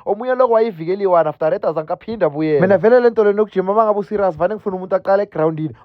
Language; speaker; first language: Zulu; native; Zulu